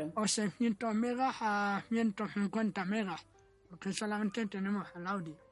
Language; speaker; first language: Spanish; non-native, fluent; Arabic